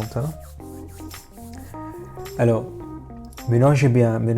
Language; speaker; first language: French; non-native, fluent; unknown